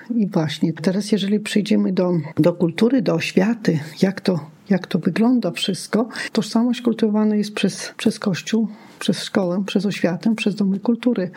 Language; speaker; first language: Polish; non-native, local second language; Lithuanian